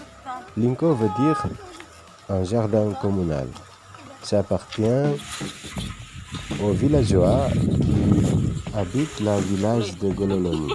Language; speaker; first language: French; non-native, fluent; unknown